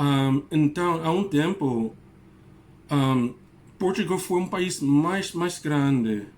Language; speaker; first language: Portuguese; non-native, learner; English